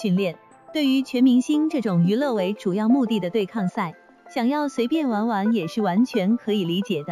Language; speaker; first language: Chinese; native; Chinese